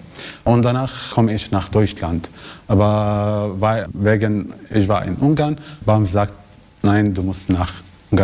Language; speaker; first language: German; non-native, learner; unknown